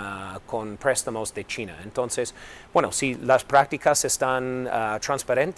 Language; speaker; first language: Spanish; non-native, fluent; English